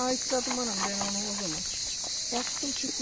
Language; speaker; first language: Turkish; native; Turkish